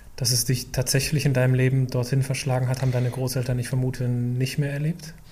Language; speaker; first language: German; native; German